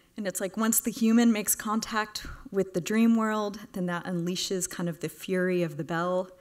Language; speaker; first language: English; native; English